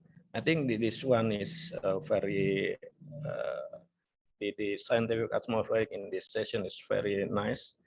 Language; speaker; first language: English; non-native, fluent; Indonesian